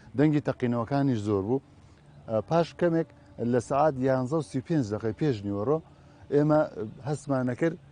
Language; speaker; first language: Central Kurdish; native; Central Kurdish